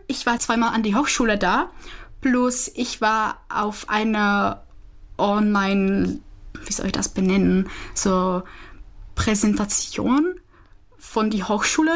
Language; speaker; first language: German; non-native, fluent; Czech